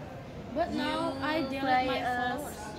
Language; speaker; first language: English; non-native, learner; Indonesian